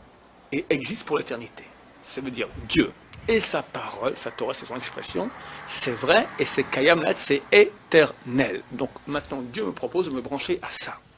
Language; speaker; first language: French; native; French